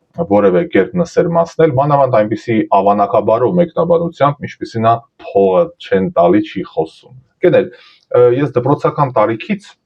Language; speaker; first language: Armenian; early bilingual, heritage; Armenian